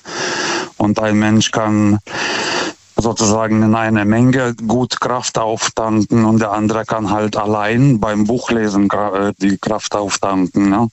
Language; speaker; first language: German; non-native, fluent; Lithuanian